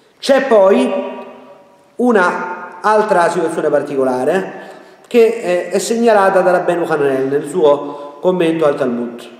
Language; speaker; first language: Italian; native; Italian